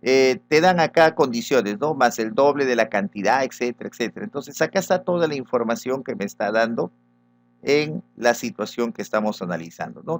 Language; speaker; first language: Spanish; native; Spanish